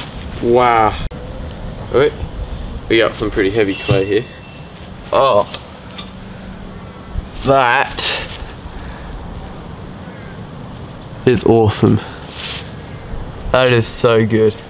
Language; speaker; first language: English; native; English